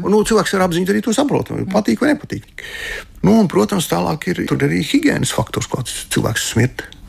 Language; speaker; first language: Latvian; non-native, local second language; Russian